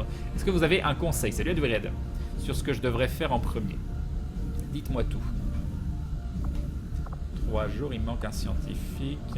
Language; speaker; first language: French; native; French